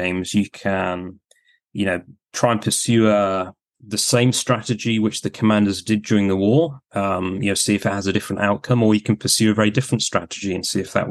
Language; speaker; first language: English; native; English